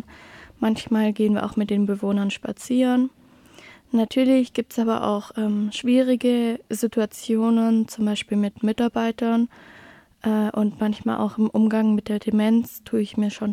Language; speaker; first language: German; native; German